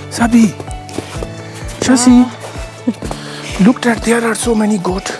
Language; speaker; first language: English; non-native, learner; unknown